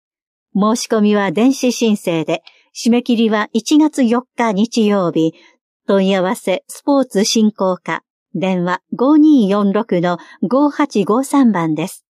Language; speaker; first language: Japanese; native; Japanese